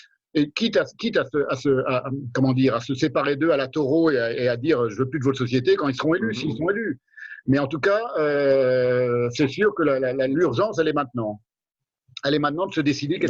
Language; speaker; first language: French; native; French